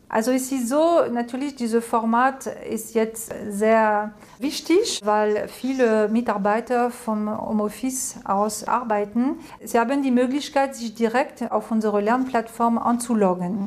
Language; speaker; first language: German; non-native, fluent; French